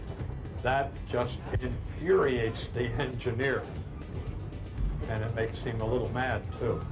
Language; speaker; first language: English; native; English